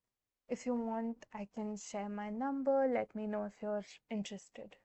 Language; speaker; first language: English; non-native, local second language; Hindi